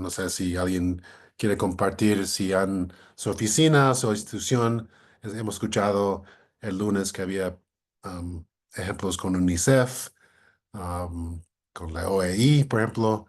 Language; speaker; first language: Spanish; non-native, fluent; English